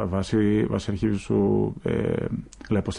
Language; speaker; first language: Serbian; non-native, fluent; Greek